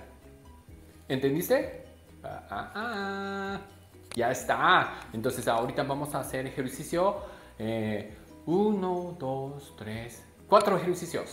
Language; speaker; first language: Spanish; non-native, learner; Japanese